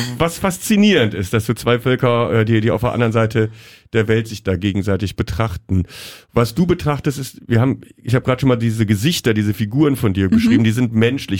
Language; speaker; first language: German; native; German